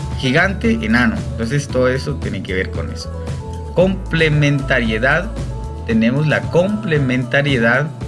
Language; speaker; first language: Spanish; non-native, local second language; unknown